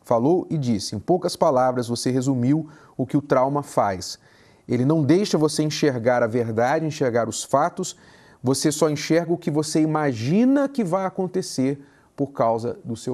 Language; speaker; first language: Portuguese; native; Portuguese